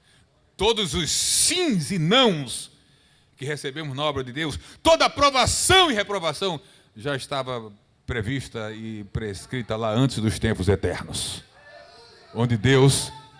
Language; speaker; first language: Portuguese; native; Portuguese